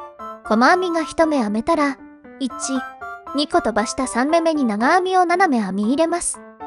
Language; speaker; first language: Japanese; native; Japanese